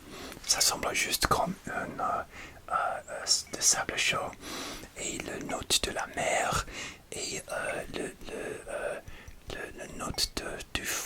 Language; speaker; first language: French; non-native, learner; English